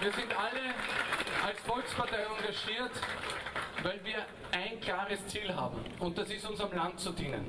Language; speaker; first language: German; native; German